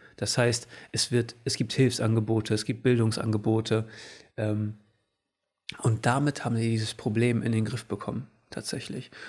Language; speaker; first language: German; early bilingual, other home language; Portuguese